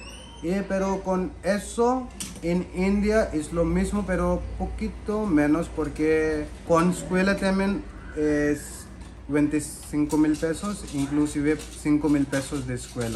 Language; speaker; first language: Spanish; non-native, learner; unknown